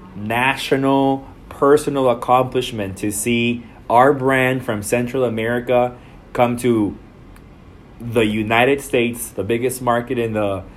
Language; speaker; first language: English; non-native, fluent; Spanish